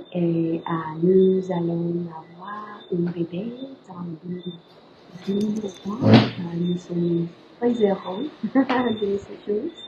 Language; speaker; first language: French; non-native, learner; English